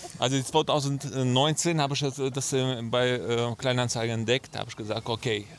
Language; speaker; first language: German; native; German